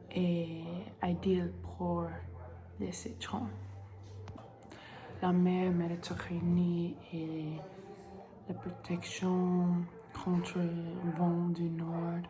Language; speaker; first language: French; non-native, learner; English